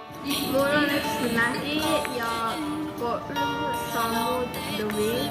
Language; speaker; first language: Estonian; early bilingual, heritage; Estonian